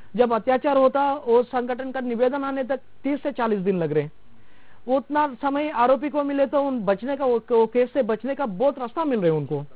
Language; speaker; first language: Hindi; non-native, local second language; Telugu